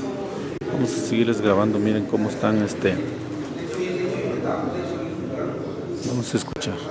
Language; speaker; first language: Spanish; native; Spanish